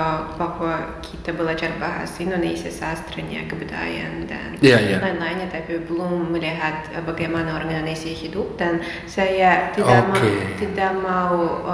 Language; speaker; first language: Indonesian; non-native, fluent; Russian